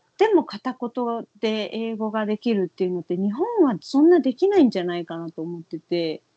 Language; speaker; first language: Japanese; native; Japanese